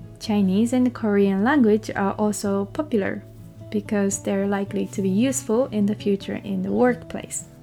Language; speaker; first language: English; non-native, fluent; Japanese